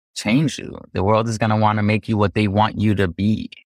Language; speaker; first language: English; native; English